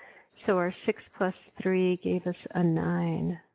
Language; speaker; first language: English; native; English